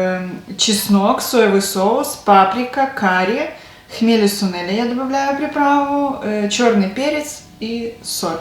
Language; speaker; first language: Russian; native; Russian